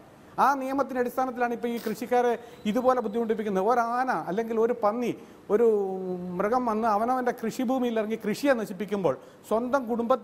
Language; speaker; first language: Malayalam; native; Malayalam